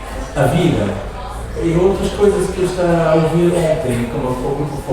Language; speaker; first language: Portuguese; non-native, learner; English